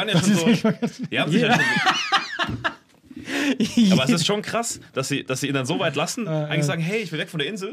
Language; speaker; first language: German; native; German